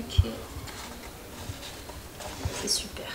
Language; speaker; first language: French; non-native, local second language; Malagasy